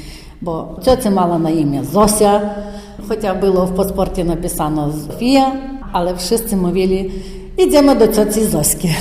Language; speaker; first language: Polish; non-native, learner; Ukrainian